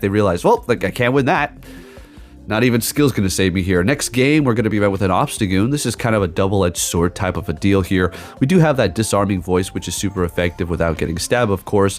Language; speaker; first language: English; native; English